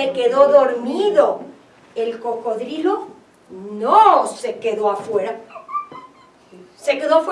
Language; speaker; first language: Spanish; non-native, fluent; English